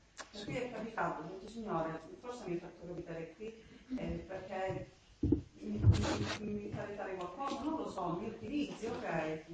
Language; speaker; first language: Italian; native; Italian